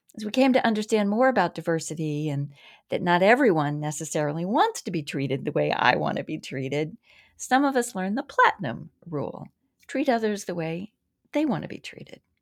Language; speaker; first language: English; native; English